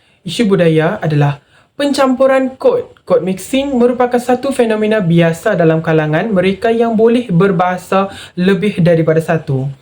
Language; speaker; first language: Malay; non-native, local second language; Tamil